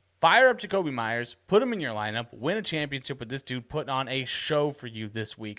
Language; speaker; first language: English; native; English